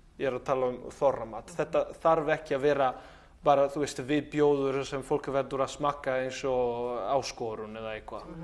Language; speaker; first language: Icelandic; non-native, fluent; Italian